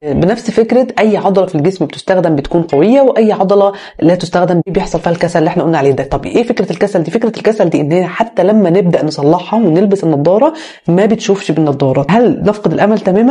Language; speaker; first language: Arabic; native; Arabic